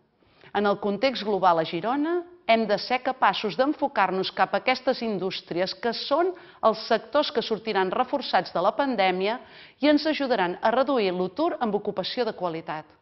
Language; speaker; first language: Catalan; native; Catalan